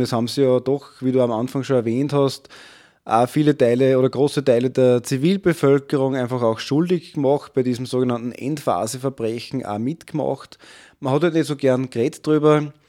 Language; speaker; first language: German; native; German